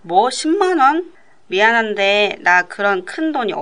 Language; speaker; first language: Korean; non-native, fluent; Japanese